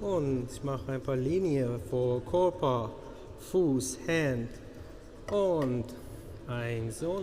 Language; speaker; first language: German; non-native, learner; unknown